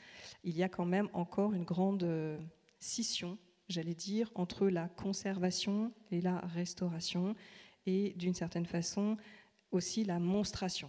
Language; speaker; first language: French; native; French